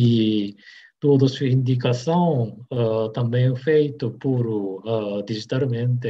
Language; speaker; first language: Portuguese; non-native, learner; Japanese